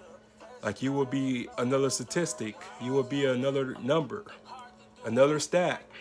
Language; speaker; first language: English; native; English